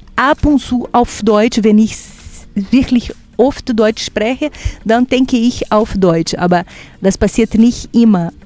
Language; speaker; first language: German; non-native, fluent; Portuguese